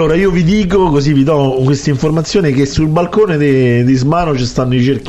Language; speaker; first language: Italian; native; Italian